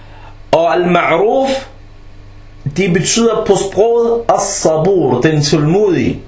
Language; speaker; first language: Danish; early bilingual, other home language; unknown